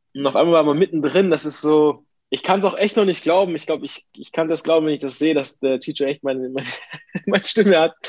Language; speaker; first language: German; early bilingual, other home language; Italian